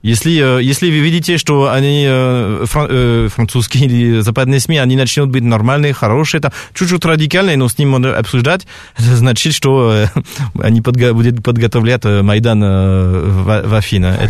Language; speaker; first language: Russian; non-native, fluent; French